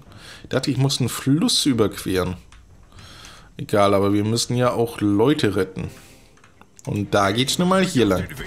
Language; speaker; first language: German; native; German